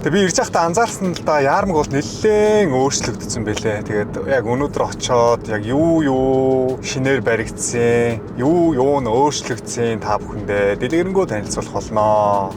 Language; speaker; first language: Mongolian; native; Mongolian